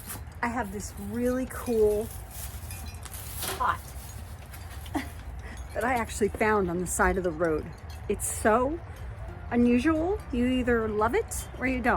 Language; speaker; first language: English; native; English